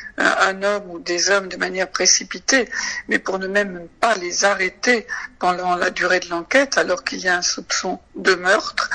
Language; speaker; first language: French; native; French